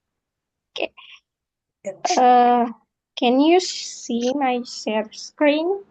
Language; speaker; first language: English; non-native, fluent; Indonesian